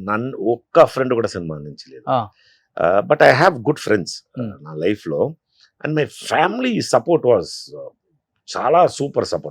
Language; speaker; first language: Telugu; non-native, fluent; Tamil